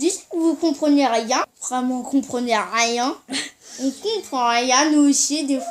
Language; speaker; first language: French; native; French